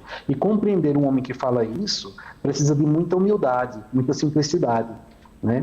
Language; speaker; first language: Portuguese; native; Portuguese